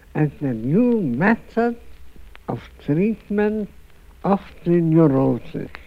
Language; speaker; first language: English; non-native, fluent; German